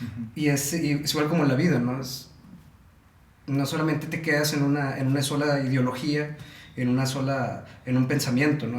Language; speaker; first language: Spanish; native; Spanish